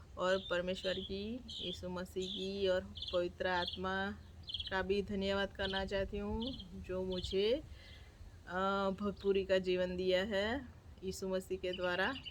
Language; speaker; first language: Hindi; non-native, local second language; Gujarati